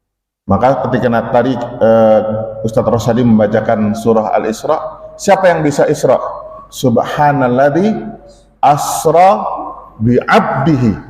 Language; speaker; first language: Indonesian; native; Indonesian